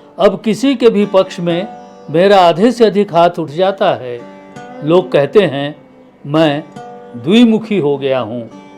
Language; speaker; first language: Hindi; non-native, local second language; Marathi